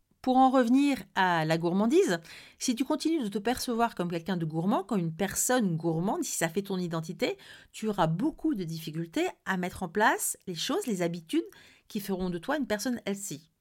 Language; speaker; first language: French; native; French